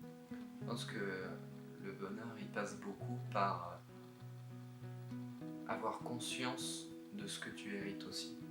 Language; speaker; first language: French; native; French